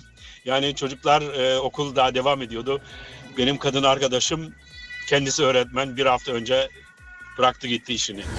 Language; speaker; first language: Turkish; early bilingual, heritage; Turkish